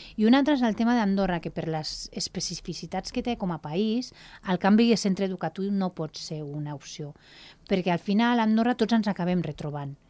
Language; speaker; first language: Catalan; non-native, local second language; Spanish